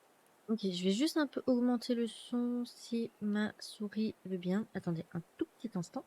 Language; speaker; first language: French; native; French